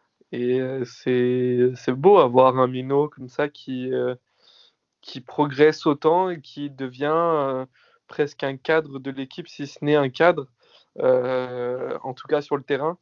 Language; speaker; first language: French; native; French